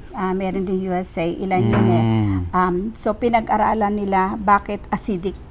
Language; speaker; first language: Filipino; native; Filipino